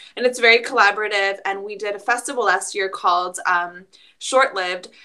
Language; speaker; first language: English; early bilingual, other home language; Spanish